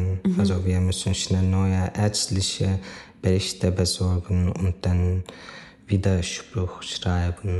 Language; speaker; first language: German; non-native, fluent; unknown